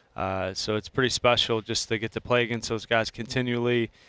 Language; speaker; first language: English; native; English